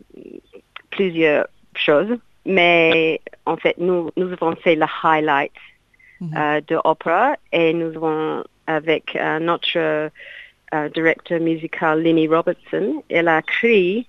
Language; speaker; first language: French; non-native, learner; English